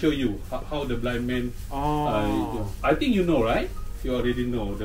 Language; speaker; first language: English; non-native, local second language; Malay